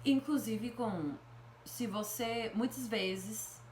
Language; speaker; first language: Portuguese; non-native, fluent; English